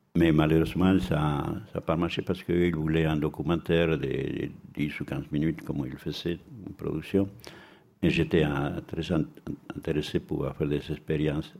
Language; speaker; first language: French; non-native, fluent; Spanish